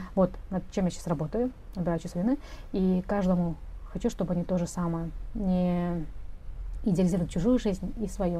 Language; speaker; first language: Russian; non-native, local second language; Kazakh